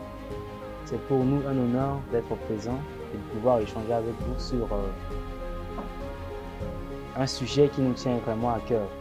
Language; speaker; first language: French; non-native, local second language; Sango